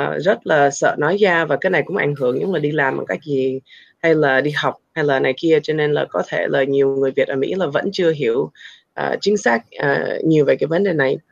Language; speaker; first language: Vietnamese; early bilingual, heritage; Vietnamese